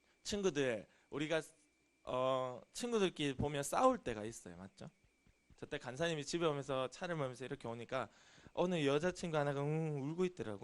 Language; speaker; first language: Korean; native; Korean